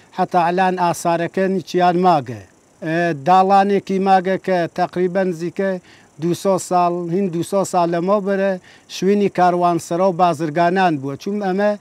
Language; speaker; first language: Central Kurdish; non-native, local second language; Gurani